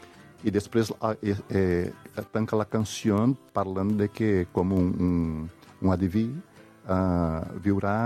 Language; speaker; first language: Catalan; non-native, fluent; Portuguese